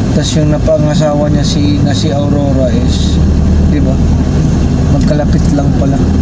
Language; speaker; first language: Filipino; native; Filipino